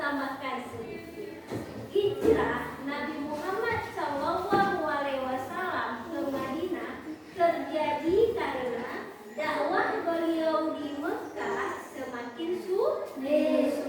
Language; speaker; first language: Indonesian; native; Indonesian